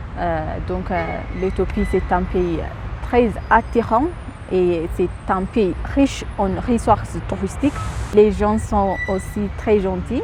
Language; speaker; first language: French; non-native, fluent; Amharic